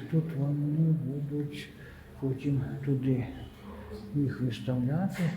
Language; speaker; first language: Ukrainian; non-native, local second language; Russian